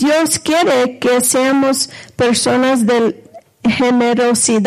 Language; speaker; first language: Spanish; non-native, fluent; English